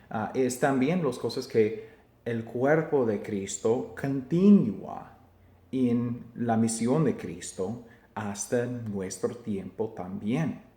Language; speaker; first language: Spanish; non-native, fluent; English